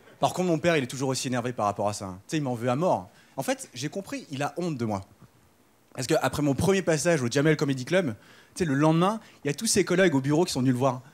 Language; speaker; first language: French; early bilingual, other home language; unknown